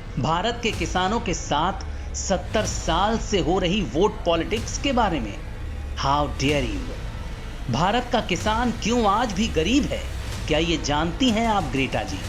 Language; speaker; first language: Hindi; native; Hindi